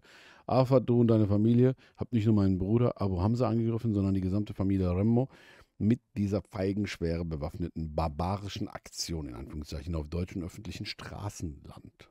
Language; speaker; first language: German; native; German